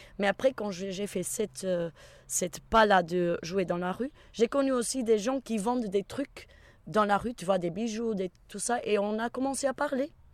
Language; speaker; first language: French; non-native, fluent; Portuguese